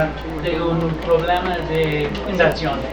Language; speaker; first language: Spanish; non-native, learner; English